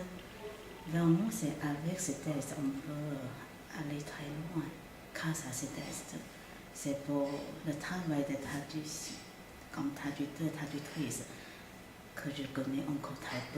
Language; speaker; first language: French; non-native, fluent; Chinese